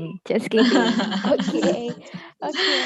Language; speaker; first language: English; non-native, learner; Indonesian